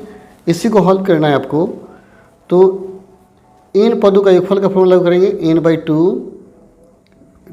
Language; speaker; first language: Hindi; native; Hindi